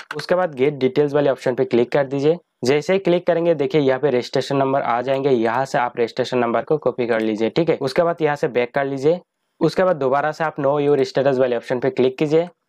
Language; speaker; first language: Hindi; native; Hindi